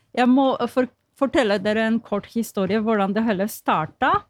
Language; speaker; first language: Norwegian; non-native, fluent; Polish